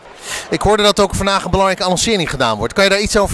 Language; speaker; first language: Dutch; native; Dutch